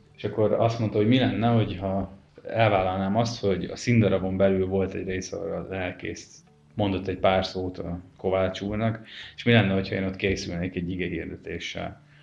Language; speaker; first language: Hungarian; native; Hungarian